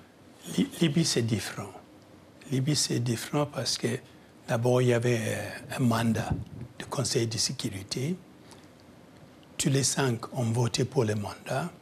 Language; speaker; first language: French; non-native, fluent; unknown